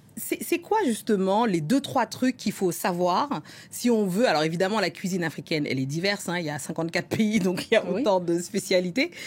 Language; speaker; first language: French; non-native, local second language; Wolof